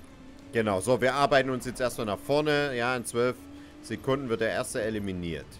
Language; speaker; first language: German; native; German